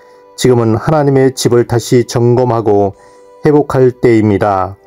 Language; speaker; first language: Korean; native; Korean